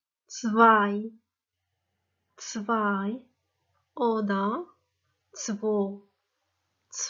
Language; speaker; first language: German; non-native, fluent; Arabic